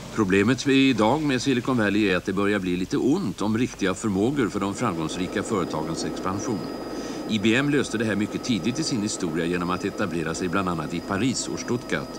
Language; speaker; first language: Swedish; native; Swedish